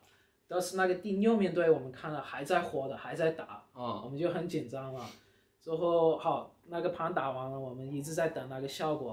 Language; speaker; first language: Chinese; early bilingual, heritage; Chinese